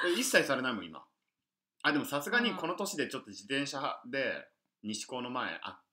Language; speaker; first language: Japanese; native; Japanese